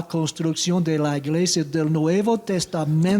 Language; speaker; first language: Spanish; non-native, learner; English